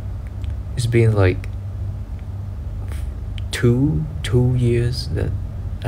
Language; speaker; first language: English; non-native, learner; Thai